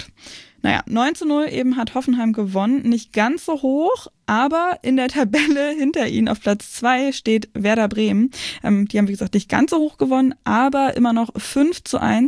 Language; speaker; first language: German; native; German